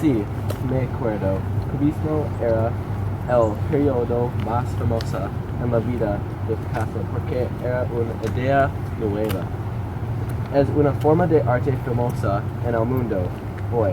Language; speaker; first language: Spanish; non-native, learner; English